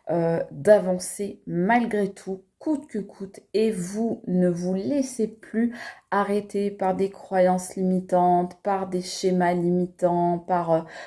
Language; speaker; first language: French; native; French